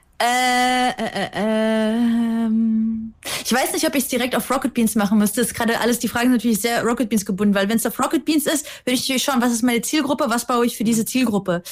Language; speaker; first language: German; early bilingual, other home language; Russian